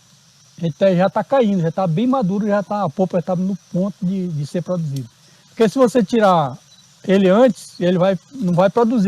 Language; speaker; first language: Portuguese; native; Portuguese